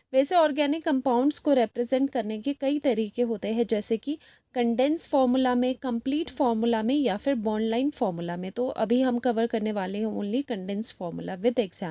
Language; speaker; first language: Hindi; native; Hindi